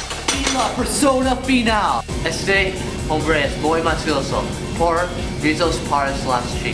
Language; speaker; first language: Spanish; non-native, learner; English